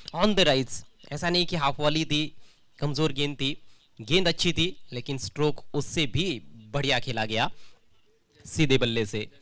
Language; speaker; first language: Hindi; non-native, local second language; Marathi